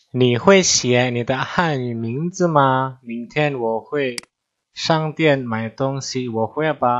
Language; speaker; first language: Chinese; non-native, fluent; Indonesian